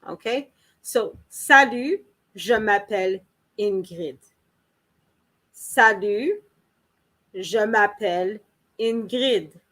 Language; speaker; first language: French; non-native, learner; English